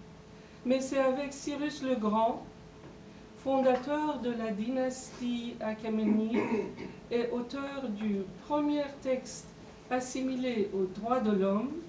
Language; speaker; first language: French; non-native, fluent; Persian